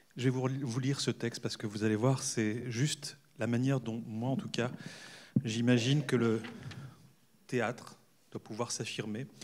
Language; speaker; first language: French; native; French